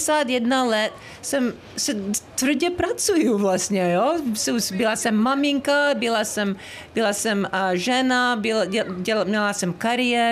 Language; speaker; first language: Czech; early bilingual, heritage; Czech